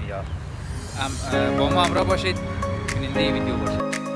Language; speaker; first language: Persian; native; Persian